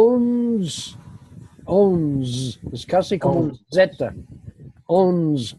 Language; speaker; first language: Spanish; non-native, fluent; English